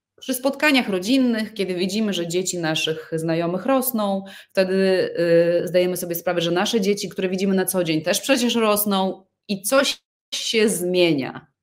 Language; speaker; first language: Polish; early bilingual, other home language; Russian